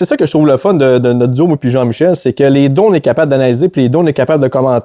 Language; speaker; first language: French; native; French